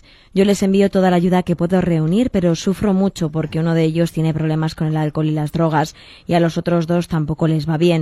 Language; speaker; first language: Spanish; native; Spanish